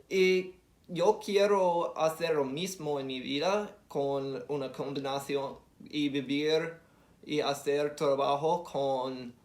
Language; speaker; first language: Spanish; non-native, learner; English